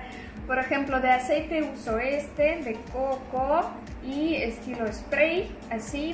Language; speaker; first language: Spanish; non-native, fluent; Russian